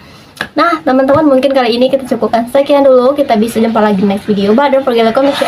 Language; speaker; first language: Indonesian; native; Indonesian